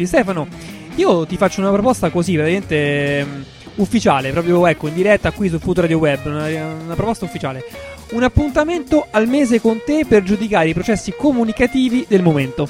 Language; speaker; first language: Italian; native; Italian